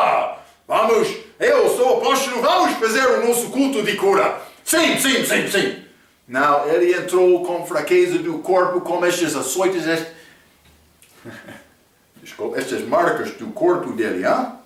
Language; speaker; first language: Portuguese; non-native, fluent; English